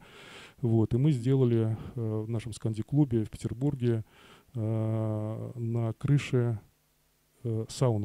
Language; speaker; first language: Russian; native; Russian